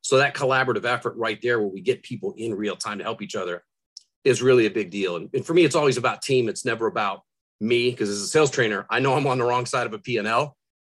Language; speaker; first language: English; native; English